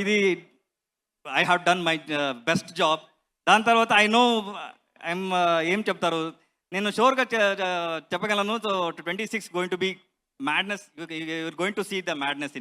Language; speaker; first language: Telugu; non-native, learner; Kannada